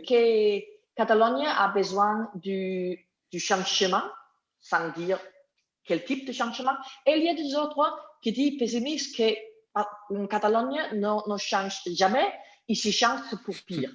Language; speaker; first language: French; non-native, learner; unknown